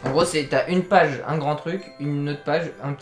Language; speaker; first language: French; native; French